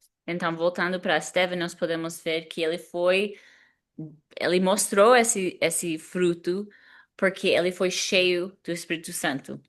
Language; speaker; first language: Portuguese; non-native, fluent; English